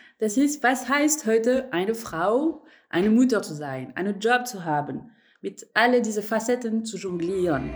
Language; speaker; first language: German; non-native, fluent; French